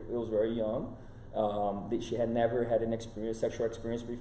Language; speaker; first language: English; non-native, fluent; Portuguese